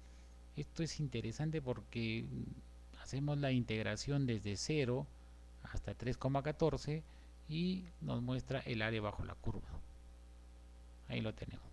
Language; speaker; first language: Spanish; native; Spanish